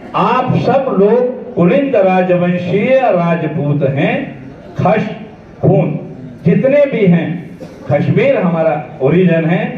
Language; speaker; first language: Hindi; native; Hindi